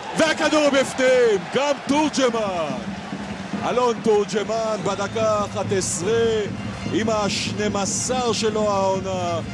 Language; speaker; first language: Hebrew; native; Hebrew